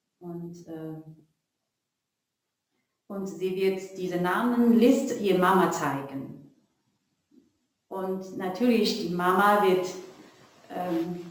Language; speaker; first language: German; non-native, learner; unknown